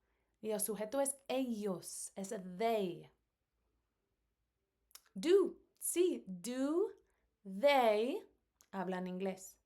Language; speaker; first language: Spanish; non-native, fluent; English